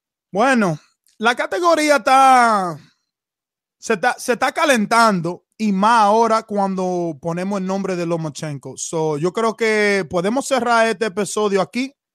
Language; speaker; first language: Spanish; early bilingual, heritage; Spanish